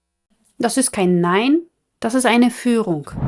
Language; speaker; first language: German; non-native, fluent; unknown